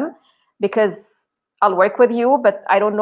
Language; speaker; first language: English; non-native, fluent; Arabic